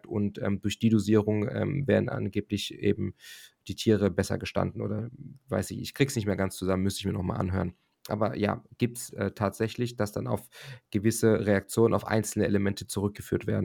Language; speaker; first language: German; native; German